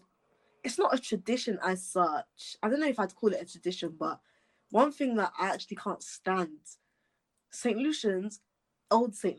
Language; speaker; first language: English; native; English